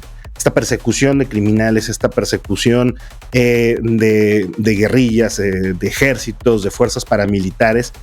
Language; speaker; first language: Spanish; native; Spanish